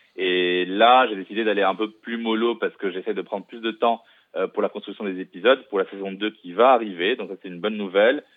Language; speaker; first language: French; non-native, local second language; Arabic